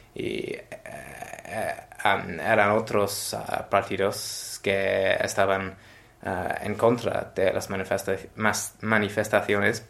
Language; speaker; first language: Spanish; non-native, learner; English